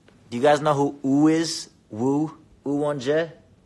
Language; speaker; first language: English; early bilingual, other home language; Korean